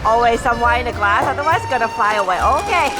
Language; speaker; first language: English; non-native, fluent; Thai